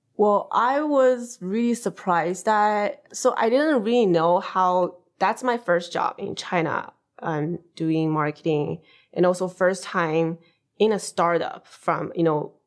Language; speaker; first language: English; non-native, fluent; Chinese